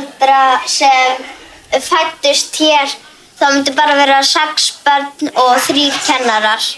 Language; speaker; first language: Icelandic; early bilingual, other home language; Polish